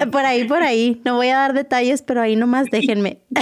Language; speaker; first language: Spanish; early bilingual, other home language; English